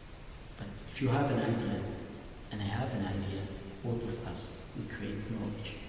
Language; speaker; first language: English; non-native, learner; Arabic